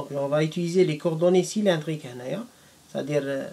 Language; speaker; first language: French; non-native, local second language; Arabic